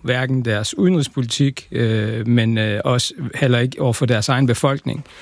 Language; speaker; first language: Danish; early bilingual, other home language; Persian